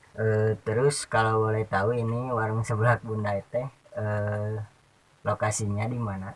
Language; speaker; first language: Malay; non-native, local second language; Sundanese